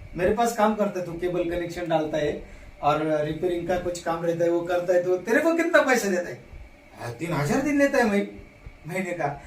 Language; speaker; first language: Hindi; non-native, local second language; Marathi